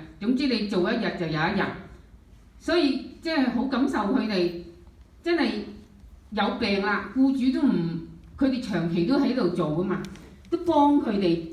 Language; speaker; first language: Cantonese; native; Cantonese